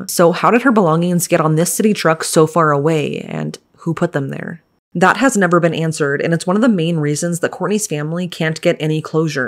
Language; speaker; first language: English; native; English